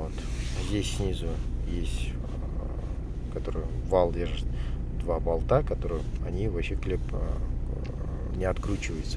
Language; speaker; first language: Russian; non-native, local second language; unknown